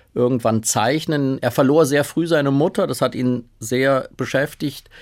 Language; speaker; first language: German; native; German